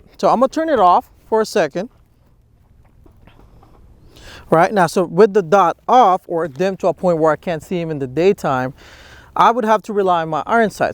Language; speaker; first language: English; native; English